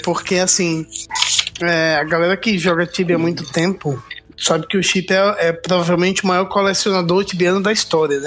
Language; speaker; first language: Portuguese; native; Portuguese